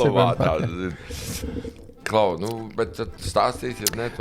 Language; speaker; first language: Latvian; native; Latvian